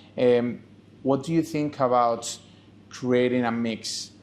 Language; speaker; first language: English; non-native, fluent; Spanish